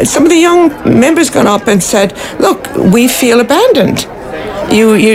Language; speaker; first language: English; native; English